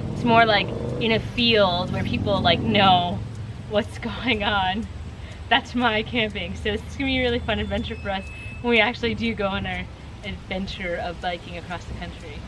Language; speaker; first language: English; native; English